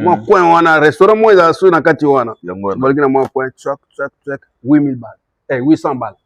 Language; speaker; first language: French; non-native, local second language; Lingala